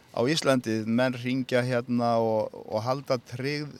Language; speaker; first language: Icelandic; non-native, fluent; Polish